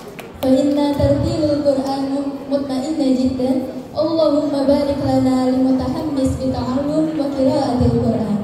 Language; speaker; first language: Arabic; non-native, learner; Indonesian